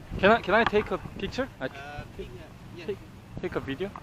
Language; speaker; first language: English; non-native, learner; Korean